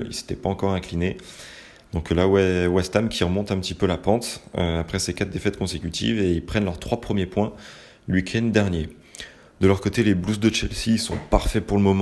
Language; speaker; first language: French; native; French